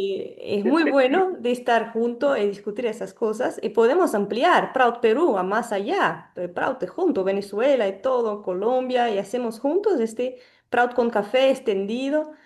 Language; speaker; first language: Spanish; non-native, fluent; Portuguese